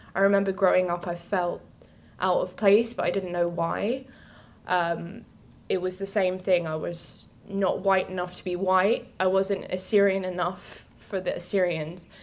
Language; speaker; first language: English; native; English